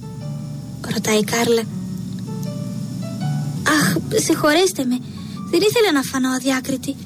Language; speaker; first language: Greek; native; Greek